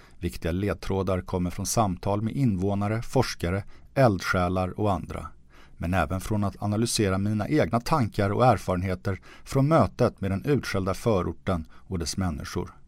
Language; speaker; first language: Swedish; native; Swedish